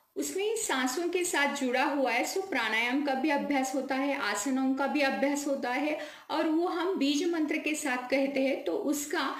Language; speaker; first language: Hindi; non-native, local second language; Marathi